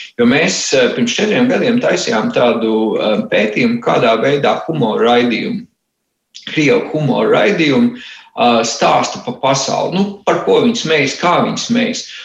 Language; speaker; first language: Latvian; native; Latvian